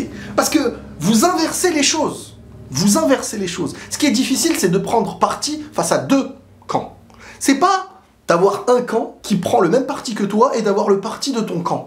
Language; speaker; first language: French; native; French